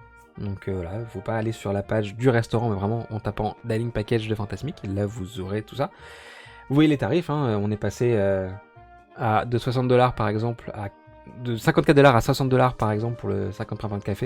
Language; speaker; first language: French; native; French